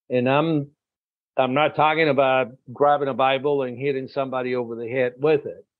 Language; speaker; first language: English; non-native, fluent; Spanish